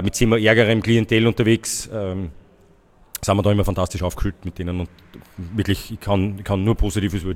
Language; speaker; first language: German; native; German